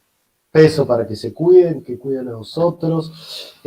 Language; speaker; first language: Spanish; non-native, learner; Portuguese